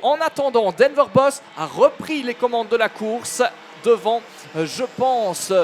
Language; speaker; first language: French; native; French